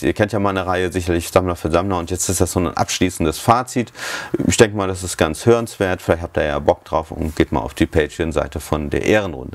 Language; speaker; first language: German; native; German